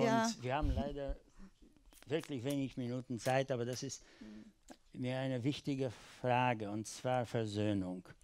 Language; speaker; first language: German; non-native, fluent; Polish